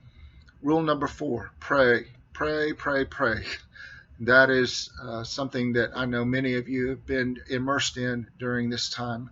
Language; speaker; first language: English; native; English